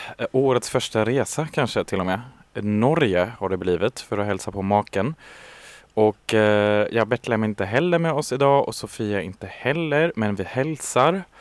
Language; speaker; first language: Swedish; non-native, fluent; German